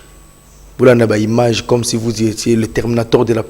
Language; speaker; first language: French; non-native, local second language; Lingala